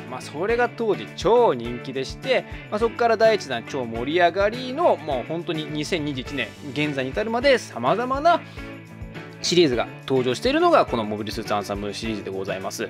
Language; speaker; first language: Japanese; native; Japanese